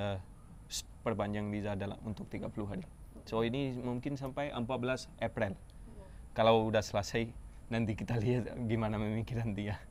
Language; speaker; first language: Indonesian; non-native, fluent; Urdu